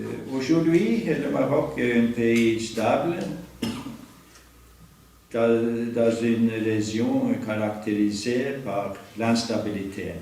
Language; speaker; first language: French; non-native, fluent; Norwegian